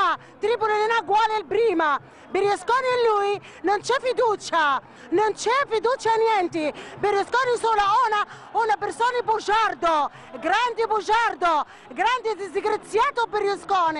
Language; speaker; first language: Italian; non-native, learner; Arabic